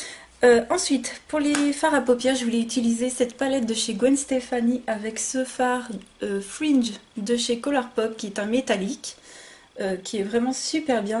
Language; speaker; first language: French; native; French